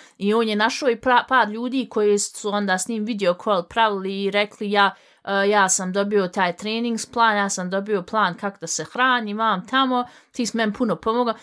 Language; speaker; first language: Bosnian; early bilingual, heritage; Bosnian